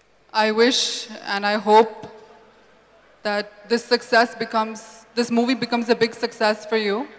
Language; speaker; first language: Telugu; non-native, learner; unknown